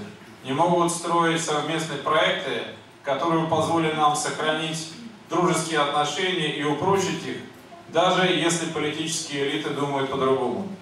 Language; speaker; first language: Russian; native; Russian